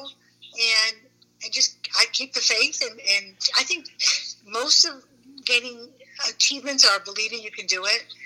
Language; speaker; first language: English; native; English